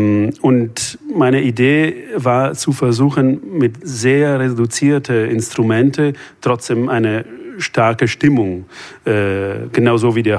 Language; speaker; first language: German; non-native, fluent; Italian